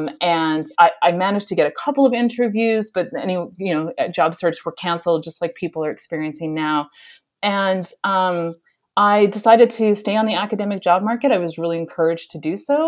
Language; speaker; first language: English; native; English